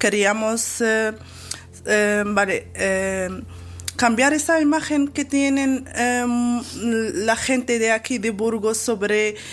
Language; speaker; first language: Spanish; non-native, fluent; Arabic